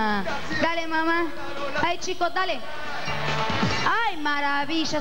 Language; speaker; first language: Spanish; non-native, fluent; Portuguese